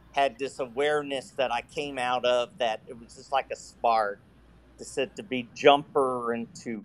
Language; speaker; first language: English; native; English